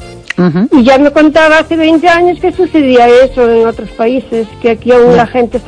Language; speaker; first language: Spanish; native; Spanish